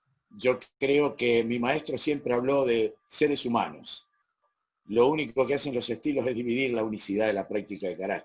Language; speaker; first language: Spanish; native; Spanish